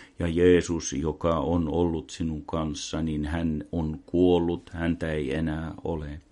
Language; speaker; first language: Finnish; non-native, local second language; Swedish